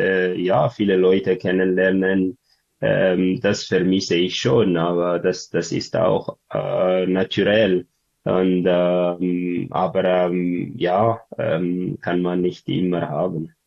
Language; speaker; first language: German; non-native, learner; Tigrinya